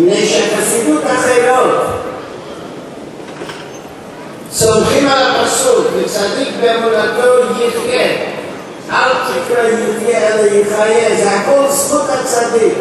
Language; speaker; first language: Hebrew; non-native, fluent; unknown